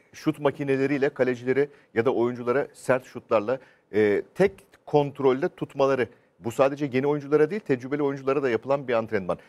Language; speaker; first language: Turkish; native; Turkish